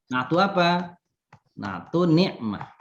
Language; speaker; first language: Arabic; non-native, fluent; Indonesian